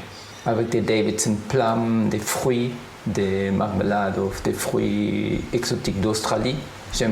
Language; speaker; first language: French; non-native, fluent; German